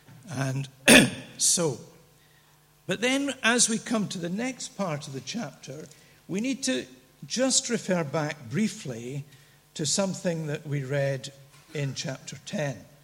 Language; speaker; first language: English; native; English